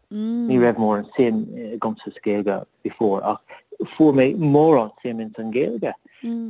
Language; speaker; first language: Irish; non-native, learner; English